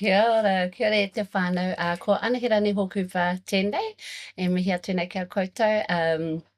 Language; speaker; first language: Māori; non-native, learner; English